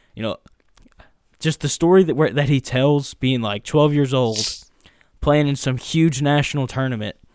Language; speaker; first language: English; native; English